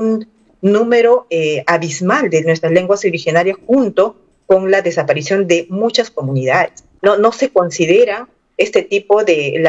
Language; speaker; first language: Spanish; non-native, local second language; Aymara